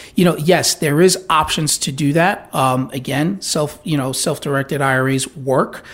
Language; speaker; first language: English; native; English